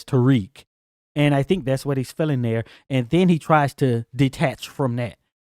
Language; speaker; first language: English; native; English